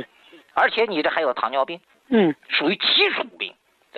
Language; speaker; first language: Chinese; native; Chinese